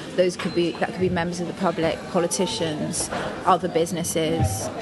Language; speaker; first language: English; native; English